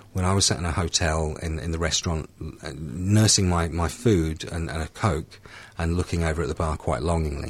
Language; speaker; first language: English; native; English